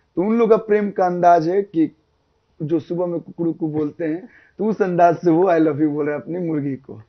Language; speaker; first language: Hindi; native; Hindi